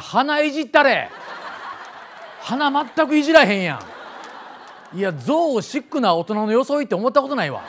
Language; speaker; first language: Japanese; native; Japanese